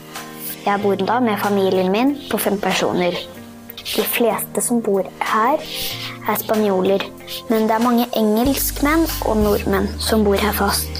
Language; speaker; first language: Norwegian; early bilingual, heritage; Norwegian